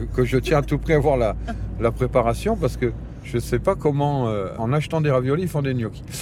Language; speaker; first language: French; non-native, fluent; Spanish